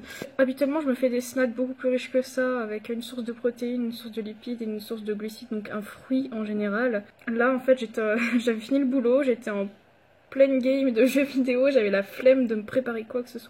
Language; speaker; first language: French; native; French